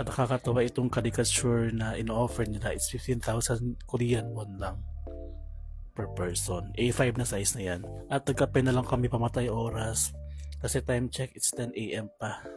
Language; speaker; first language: Filipino; native; Filipino